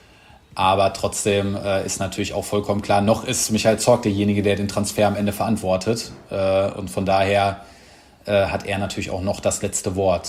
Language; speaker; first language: German; native; German